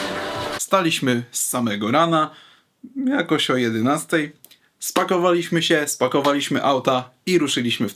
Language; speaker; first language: Polish; native; Polish